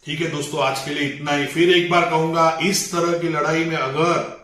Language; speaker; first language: Hindi; non-native, local second language; Marathi